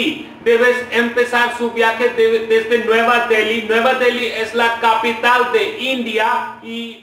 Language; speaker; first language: Spanish; non-native, fluent; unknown